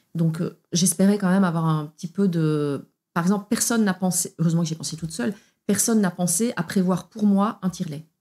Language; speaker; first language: French; native; French